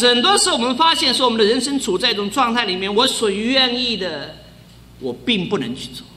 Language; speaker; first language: Chinese; native; Chinese